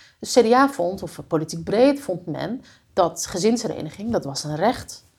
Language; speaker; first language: Dutch; early bilingual, other home language; Riffian